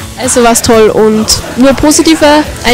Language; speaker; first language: German; native; German